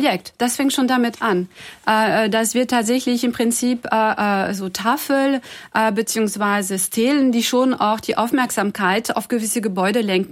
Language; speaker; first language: German; non-native, fluent; French